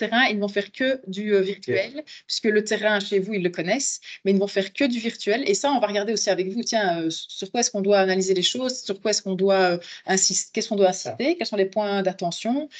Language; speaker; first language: French; native; French